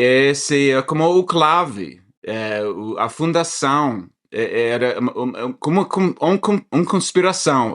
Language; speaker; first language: Portuguese; non-native, fluent; English